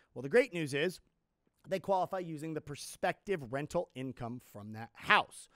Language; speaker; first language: English; native; English